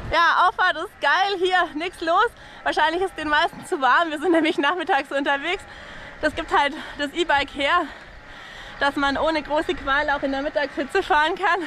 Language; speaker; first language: German; native; German